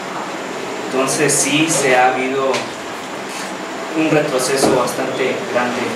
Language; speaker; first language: Spanish; native; Spanish